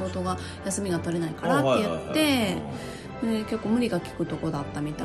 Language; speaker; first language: Japanese; native; Japanese